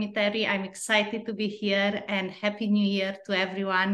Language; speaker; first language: English; non-native, fluent; Romanian